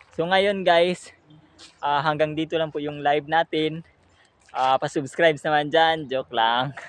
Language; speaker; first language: Filipino; non-native, local second language; Cebuano